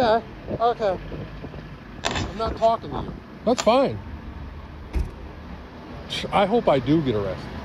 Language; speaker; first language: English; native; English